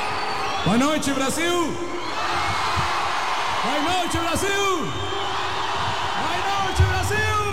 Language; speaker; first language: Portuguese; non-native, fluent; Spanish